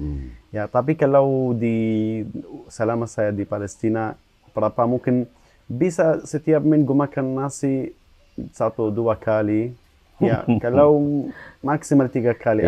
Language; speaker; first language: Indonesian; non-native, fluent; Arabic